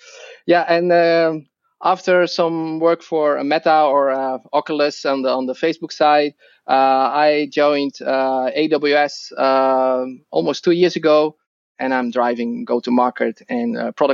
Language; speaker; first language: English; non-native, fluent; Dutch